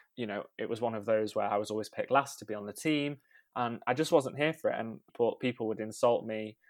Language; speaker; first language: English; native; English